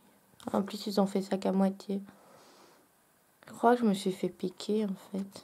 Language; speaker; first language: French; native; French